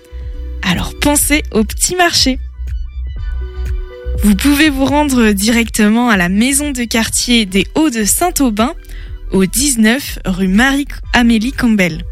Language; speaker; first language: French; native; French